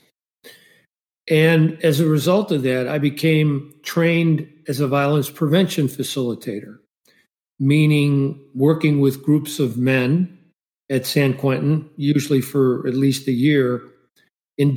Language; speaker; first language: English; native; English